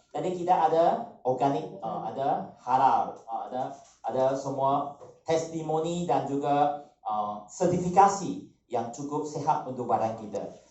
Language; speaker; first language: Malay; non-native, local second language; Chinese